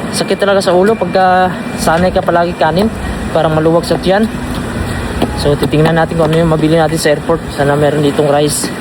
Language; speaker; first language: Filipino; non-native, local second language; Cebuano